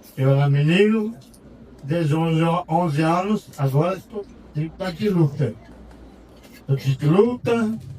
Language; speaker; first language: Portuguese; non-native, local second language; Yanomámi